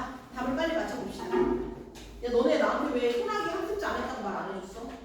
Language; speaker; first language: Korean; native; Korean